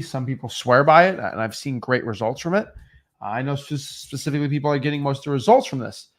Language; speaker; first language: English; native; English